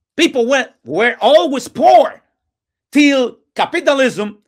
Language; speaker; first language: English; non-native, learner; Spanish